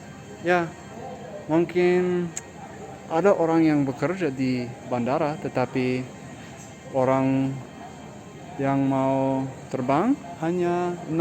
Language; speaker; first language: Indonesian; non-native, learner; English